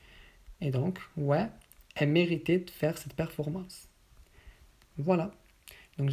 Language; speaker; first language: French; native; French